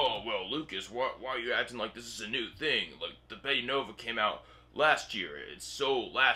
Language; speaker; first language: English; native; English